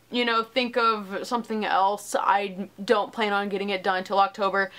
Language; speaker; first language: English; native; English